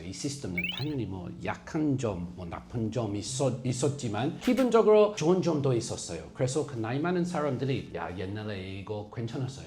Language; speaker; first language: Korean; non-native, fluent; English